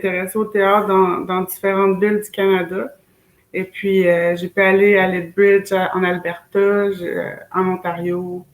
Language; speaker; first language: French; native; French